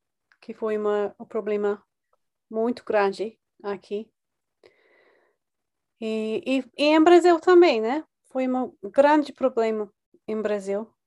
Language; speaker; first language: Portuguese; non-native, fluent; English